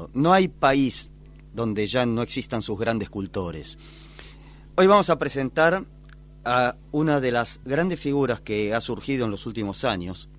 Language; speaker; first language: Spanish; native; Spanish